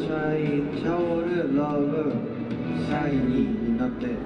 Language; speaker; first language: Japanese; non-native, fluent; Korean